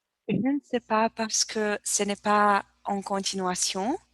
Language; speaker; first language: French; non-native, learner; Portuguese